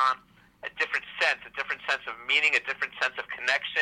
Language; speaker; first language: English; native; English